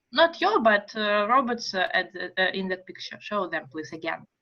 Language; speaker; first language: English; non-native, fluent; Russian